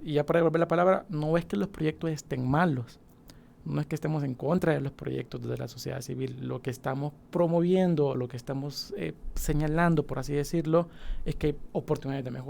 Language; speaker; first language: Spanish; native; Spanish